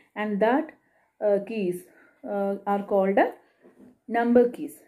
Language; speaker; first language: English; non-native, local second language; Malayalam